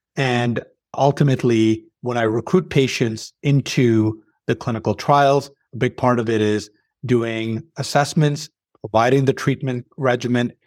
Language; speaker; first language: English; early bilingual, other home language; Arabic